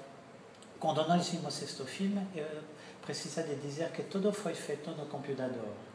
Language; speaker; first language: Portuguese; non-native, fluent; French